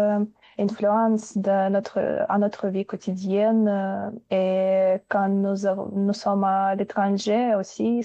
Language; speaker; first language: French; non-native, fluent; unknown